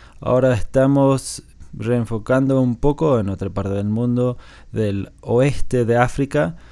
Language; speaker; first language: Spanish; non-native, fluent; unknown